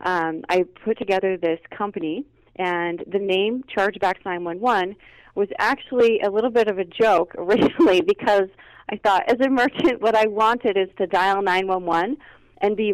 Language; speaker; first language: English; native; English